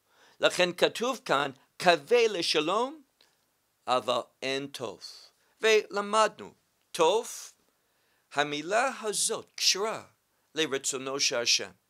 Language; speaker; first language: Hebrew; non-native, fluent; English